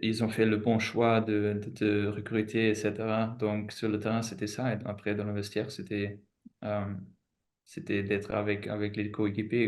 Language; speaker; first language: French; non-native, fluent; German